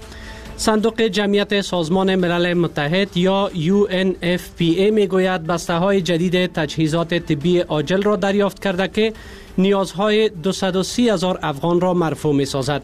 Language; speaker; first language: Persian; native; Persian